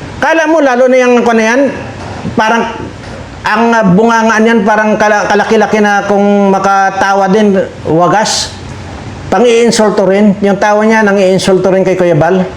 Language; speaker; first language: Filipino; native; Filipino